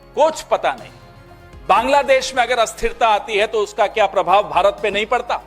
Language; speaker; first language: Hindi; native; Hindi